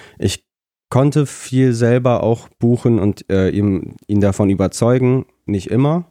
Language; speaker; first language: German; early bilingual, other home language; Russian